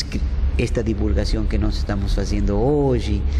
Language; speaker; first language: Portuguese; non-native, fluent; Spanish